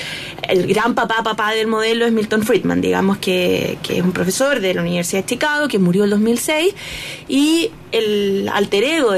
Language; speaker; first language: Spanish; native; Spanish